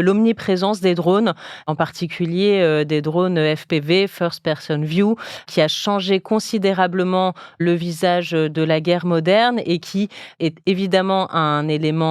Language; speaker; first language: French; native; French